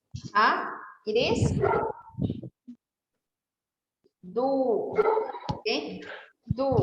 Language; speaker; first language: English; non-native, fluent; Spanish